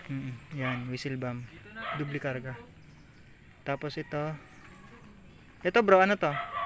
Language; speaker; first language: Filipino; native; Filipino